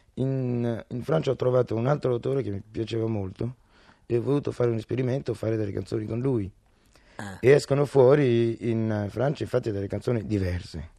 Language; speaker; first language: Italian; early bilingual, other home language; French